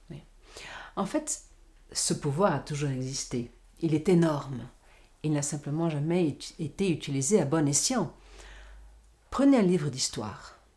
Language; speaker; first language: French; non-native, fluent; Portuguese